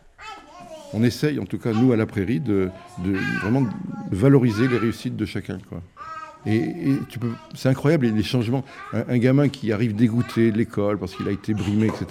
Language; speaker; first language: French; native; French